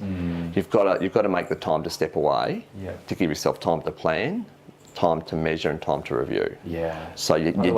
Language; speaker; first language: English; native; English